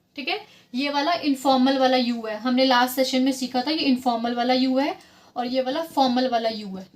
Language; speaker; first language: Hindi; native; Hindi